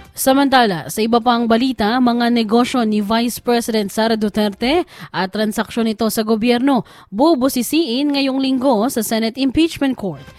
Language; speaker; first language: Filipino; native; Filipino